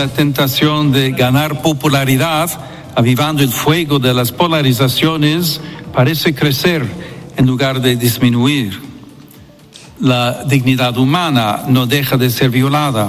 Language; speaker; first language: Spanish; non-native, fluent; English